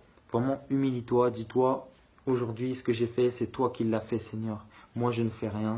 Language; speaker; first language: French; native; French